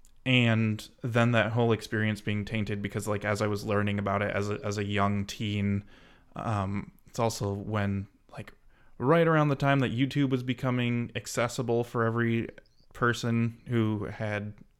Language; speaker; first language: English; native; English